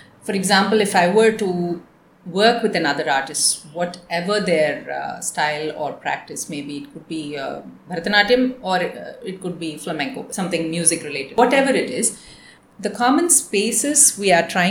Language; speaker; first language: English; non-native, local second language; Tamil